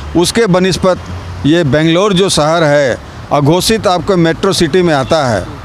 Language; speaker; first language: Hindi; native; Hindi